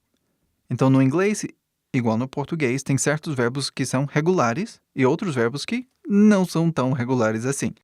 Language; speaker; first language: Portuguese; non-native, fluent; English